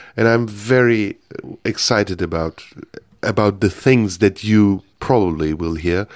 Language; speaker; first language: English; non-native, fluent; Turkish